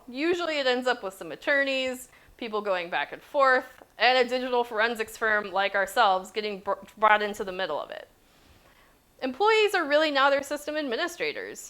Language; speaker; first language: English; native; English